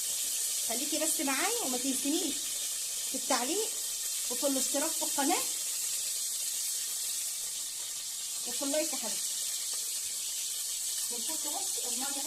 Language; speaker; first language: Arabic; native; Arabic